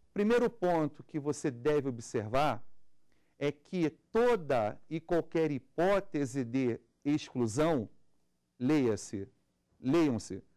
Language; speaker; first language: Portuguese; native; Portuguese